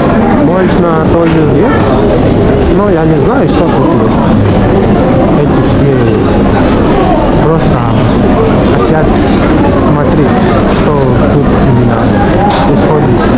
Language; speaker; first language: Russian; non-native, fluent; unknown